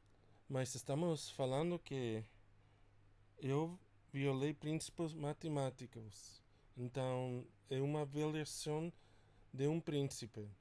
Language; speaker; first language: Portuguese; non-native, fluent; English